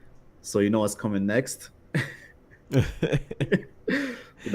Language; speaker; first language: English; native; English